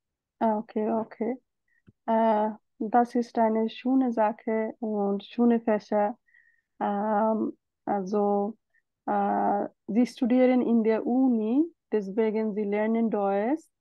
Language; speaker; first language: German; non-native, learner; Bangla